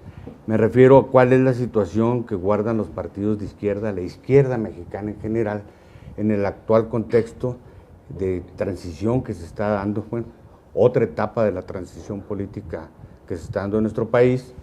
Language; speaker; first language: Spanish; native; Spanish